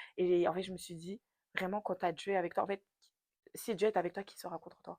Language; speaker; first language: French; native; French